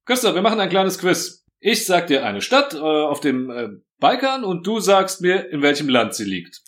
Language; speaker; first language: German; early bilingual, other home language; Croatian